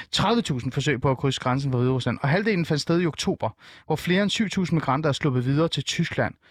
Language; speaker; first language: Danish; early bilingual, other home language; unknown